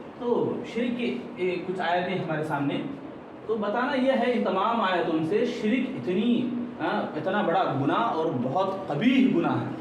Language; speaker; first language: Urdu; native; Urdu